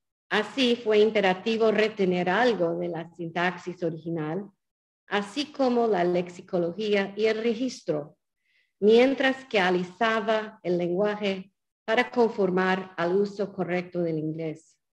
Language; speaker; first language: Spanish; non-native, fluent; English